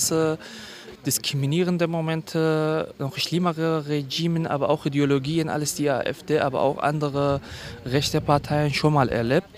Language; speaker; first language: German; non-native, fluent; Kurdish